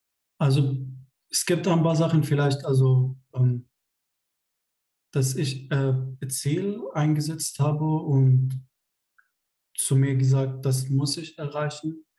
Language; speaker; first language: German; non-native, fluent; Arabic